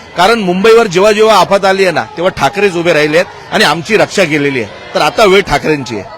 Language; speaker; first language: Marathi; non-native, local second language; Gujarati